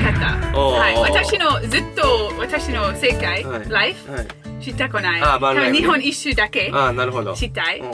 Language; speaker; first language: Japanese; non-native, learner; English